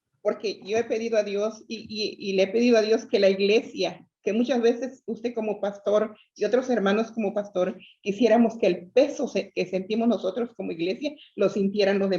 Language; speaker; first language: Spanish; native; Spanish